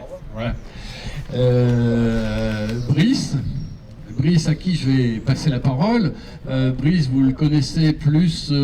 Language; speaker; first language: French; native; French